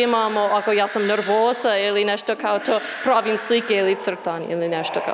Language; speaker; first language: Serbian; non-native, learner; English